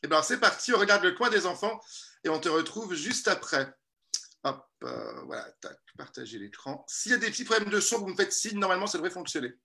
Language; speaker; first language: French; native; French